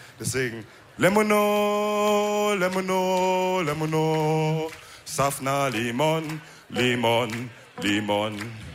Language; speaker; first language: German; early bilingual, other home language; Wolof